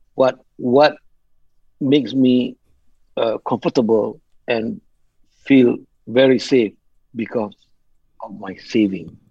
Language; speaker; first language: English; non-native, local second language; Malay